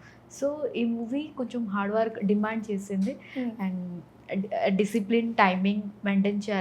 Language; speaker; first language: Telugu; non-native, fluent; Odia